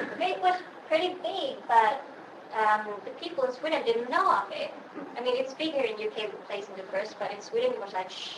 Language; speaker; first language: English; non-native, fluent; Swedish